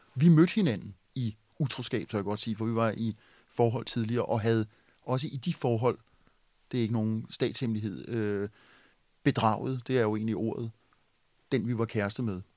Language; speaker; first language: Danish; native; Danish